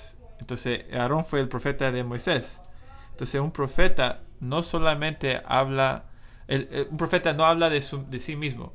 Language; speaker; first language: Spanish; non-native, fluent; English